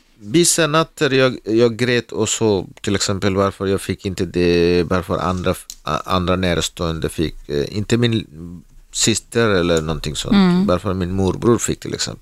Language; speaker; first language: Swedish; non-native, learner; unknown